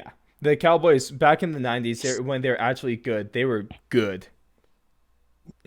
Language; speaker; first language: English; native; English